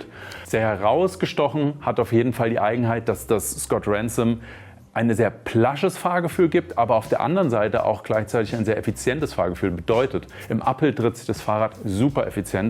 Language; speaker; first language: German; native; German